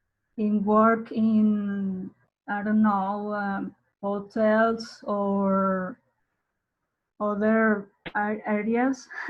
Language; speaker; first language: English; non-native, learner; Spanish